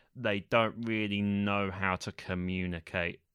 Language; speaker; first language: English; native; English